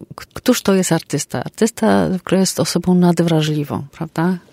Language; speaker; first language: Polish; native; Polish